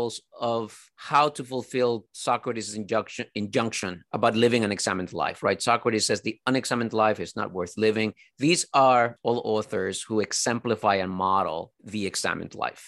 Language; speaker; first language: English; early bilingual, other home language; Spanish